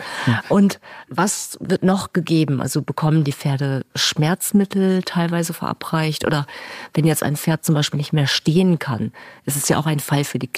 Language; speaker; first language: German; native; German